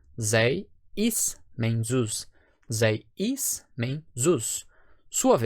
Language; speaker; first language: Dutch; non-native, fluent; Portuguese